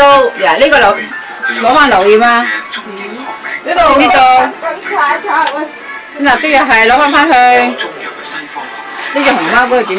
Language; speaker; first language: Cantonese; native; Cantonese